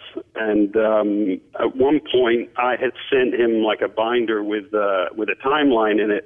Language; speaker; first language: English; native; English